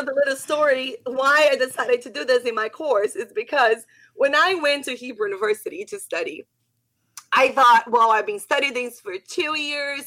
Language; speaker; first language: English; non-native, fluent; Portuguese